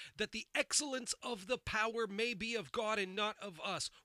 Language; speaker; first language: English; native; English